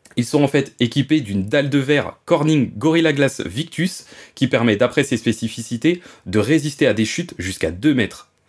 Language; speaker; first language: French; native; French